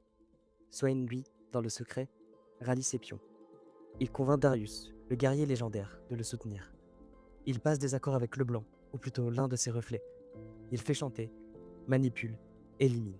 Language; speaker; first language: French; native; French